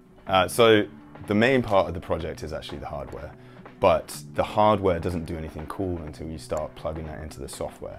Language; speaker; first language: English; native; English